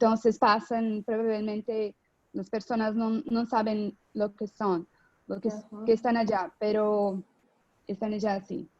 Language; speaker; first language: Spanish; non-native, fluent; Portuguese